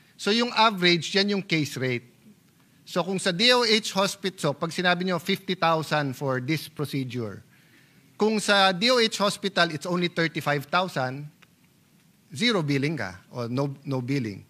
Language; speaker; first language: Filipino; native; Filipino